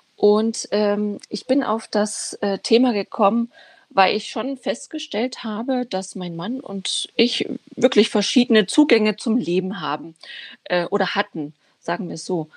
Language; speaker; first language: German; native; German